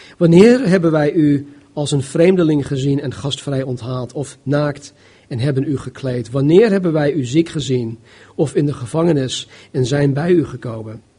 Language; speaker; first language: Dutch; non-native, fluent; English